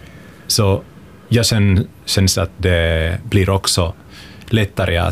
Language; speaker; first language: Swedish; non-native, local second language; Finnish